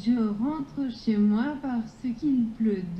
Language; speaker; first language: French; non-native, learner; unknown